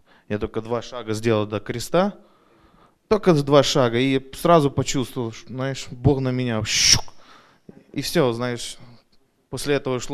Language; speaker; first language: Russian; early bilingual, heritage; Russian